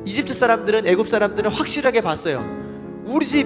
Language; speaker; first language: Korean; native; Korean